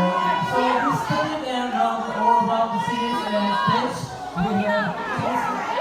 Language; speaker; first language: English; non-native, learner; Korean